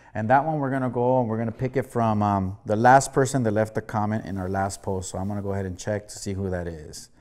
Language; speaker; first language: English; early bilingual, other home language; Spanish